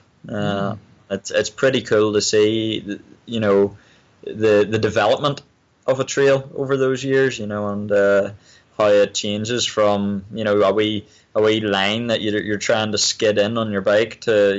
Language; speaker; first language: English; native; English